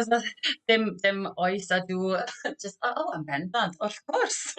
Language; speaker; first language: Welsh; non-native, local second language; English